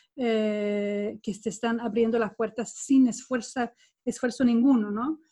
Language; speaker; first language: Spanish; non-native, fluent; Swedish